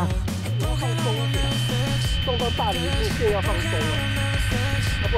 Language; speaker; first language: Chinese; native; Chinese